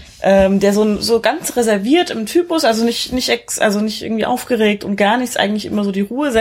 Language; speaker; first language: German; native; German